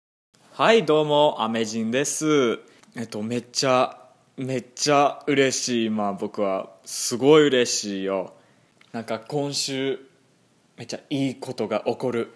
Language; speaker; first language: Japanese; non-native, fluent; English